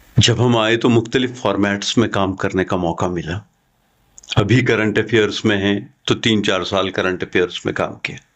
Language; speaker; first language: Hindi; non-native, local second language; Kashmiri